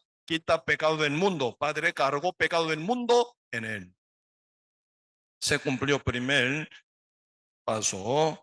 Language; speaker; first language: Spanish; non-native, learner; Korean